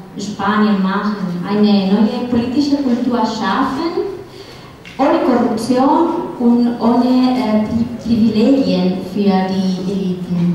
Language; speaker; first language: German; non-native, fluent; Spanish